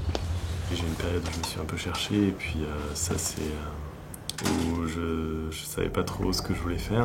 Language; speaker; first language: French; native; French